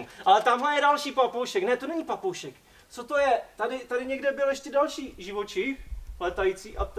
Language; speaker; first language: Czech; native; Czech